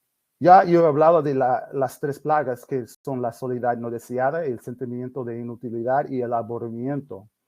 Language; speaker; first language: Spanish; non-native, fluent; English